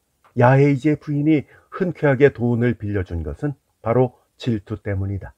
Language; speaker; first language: Korean; native; Korean